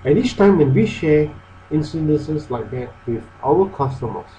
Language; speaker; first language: English; non-native, local second language; Chinese